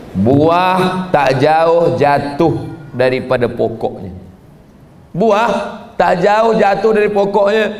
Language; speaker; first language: Malay; native; Malay